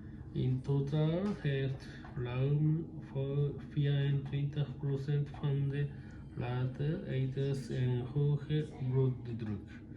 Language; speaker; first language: Dutch; non-native, learner; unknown